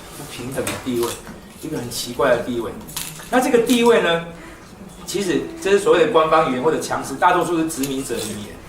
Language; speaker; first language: Chinese; non-native, local second language; Min Nan Chinese